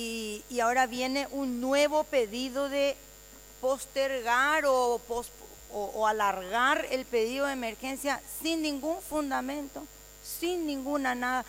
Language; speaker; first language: Spanish; native; Spanish